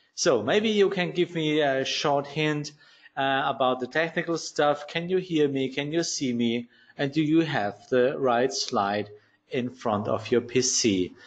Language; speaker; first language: English; non-native, learner; German